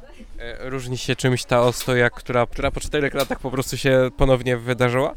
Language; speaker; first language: Polish; native; Polish